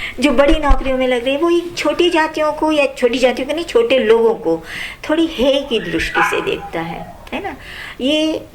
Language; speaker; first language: Hindi; non-native, local second language; Marathi